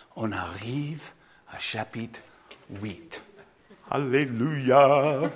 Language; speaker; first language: French; non-native, fluent; English